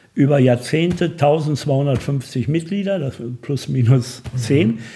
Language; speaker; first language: German; native; German